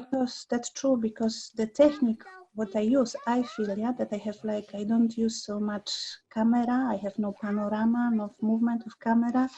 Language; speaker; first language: English; non-native, learner; Polish